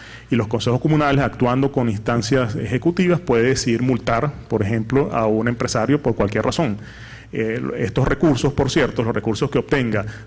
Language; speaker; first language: Spanish; native; Spanish